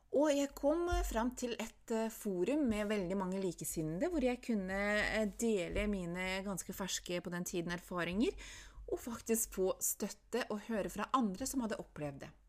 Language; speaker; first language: Norwegian; non-native, fluent; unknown